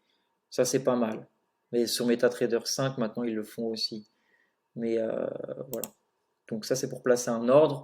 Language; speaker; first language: French; native; French